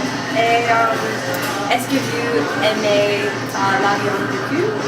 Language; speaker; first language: French; non-native, fluent; English